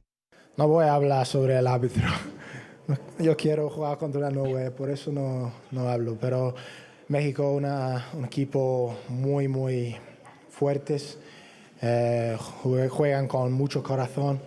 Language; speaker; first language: Spanish; non-native, learner; English